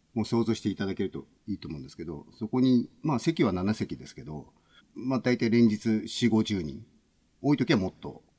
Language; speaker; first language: Japanese; native; Japanese